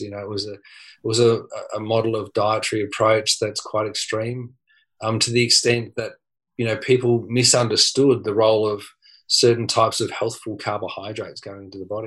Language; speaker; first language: English; native; English